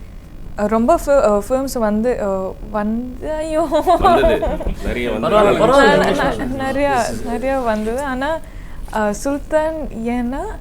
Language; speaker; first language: Tamil; non-native, learner; Kannada